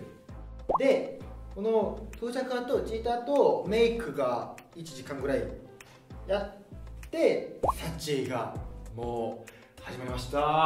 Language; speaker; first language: Japanese; non-native, fluent; Korean